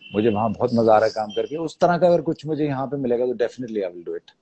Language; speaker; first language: Hindi; native; Hindi